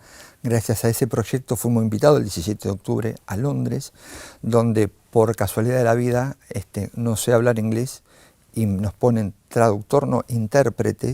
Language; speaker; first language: Spanish; native; Spanish